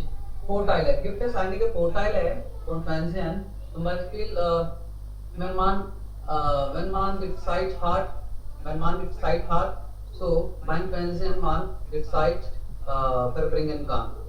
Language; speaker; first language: German; non-native, learner; Hindi